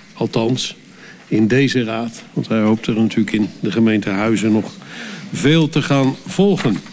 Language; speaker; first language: Dutch; native; Dutch